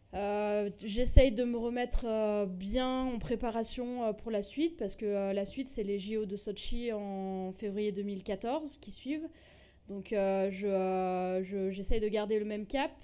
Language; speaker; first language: French; native; French